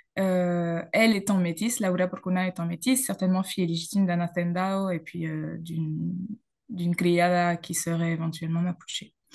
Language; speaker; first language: French; native; French